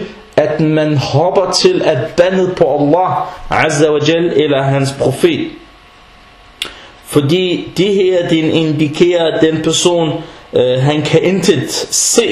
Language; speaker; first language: Danish; early bilingual, other home language; Arabic